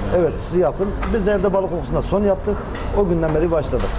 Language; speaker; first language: Turkish; native; Turkish